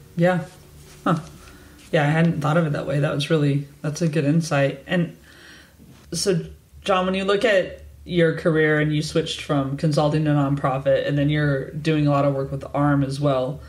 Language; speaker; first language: English; native; English